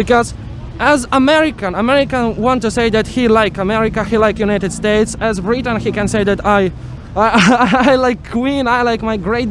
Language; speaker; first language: English; non-native, fluent; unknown